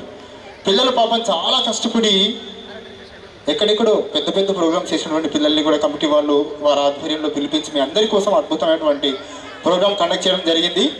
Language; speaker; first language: Telugu; native; Telugu